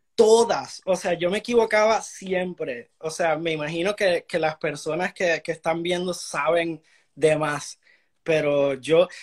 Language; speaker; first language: Spanish; early bilingual, heritage; Spanish